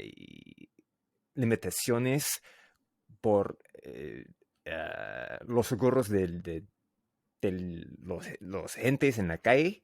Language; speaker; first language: Spanish; non-native, learner; English